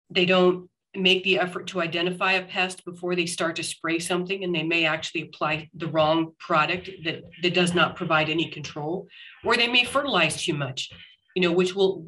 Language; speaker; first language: English; native; English